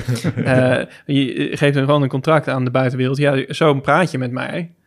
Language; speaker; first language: Dutch; native; Dutch